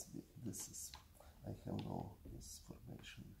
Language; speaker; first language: English; non-native, learner; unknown